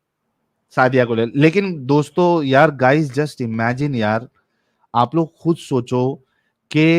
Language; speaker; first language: Hindi; native; Hindi